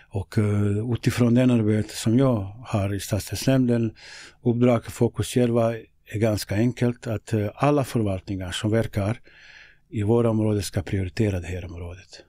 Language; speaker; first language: Swedish; non-native, fluent; Bosnian